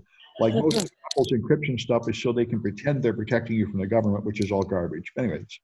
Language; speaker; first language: English; native; English